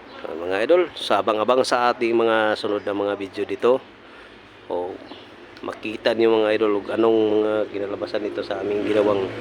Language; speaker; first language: Filipino; non-native, local second language; Bikol